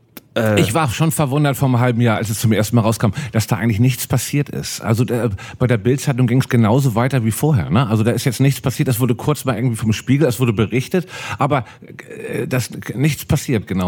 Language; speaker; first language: German; native; German